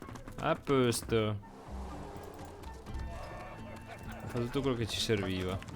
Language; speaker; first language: Italian; native; Italian